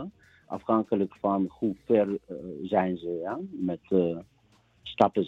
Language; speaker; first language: Dutch; non-native, fluent; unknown